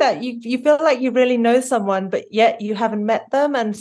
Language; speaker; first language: English; native; English